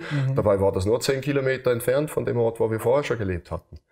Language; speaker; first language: German; native; German